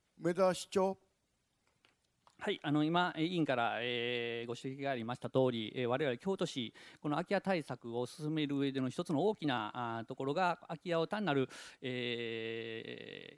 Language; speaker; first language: Japanese; native; Japanese